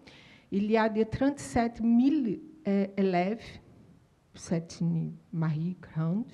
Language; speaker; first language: French; non-native, learner; Portuguese